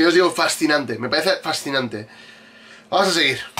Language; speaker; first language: Spanish; native; Spanish